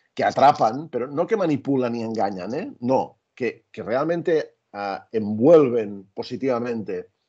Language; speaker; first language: Spanish; native; Spanish